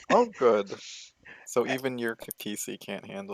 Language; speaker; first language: English; native; English